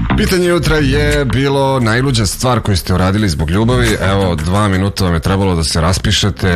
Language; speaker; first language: Serbian; native; Serbian